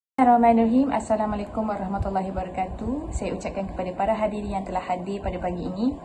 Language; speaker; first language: Malay; native; Malay